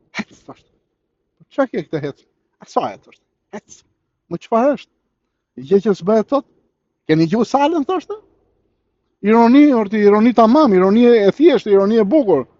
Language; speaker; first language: Albanian; early bilingual, heritage; Albanian